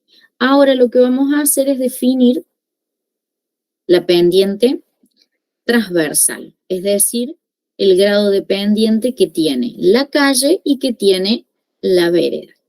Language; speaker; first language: Spanish; native; Spanish